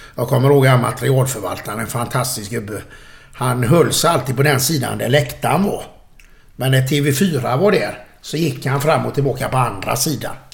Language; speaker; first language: Swedish; native; Swedish